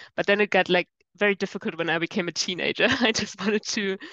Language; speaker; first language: English; non-native, fluent; German